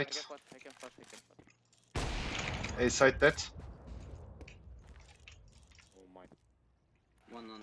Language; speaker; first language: English; non-native, learner; Turkish